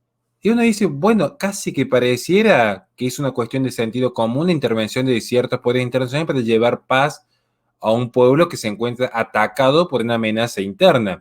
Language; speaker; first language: Spanish; native; Spanish